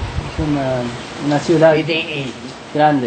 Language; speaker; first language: Spanish; non-native, fluent; English